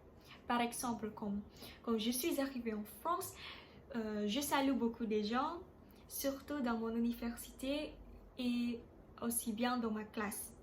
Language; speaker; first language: French; non-native, learner; Indonesian